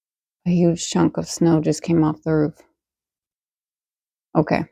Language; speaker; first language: English; native; English